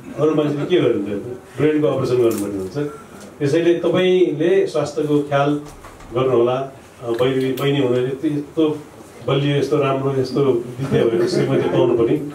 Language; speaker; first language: Nepali; native; Nepali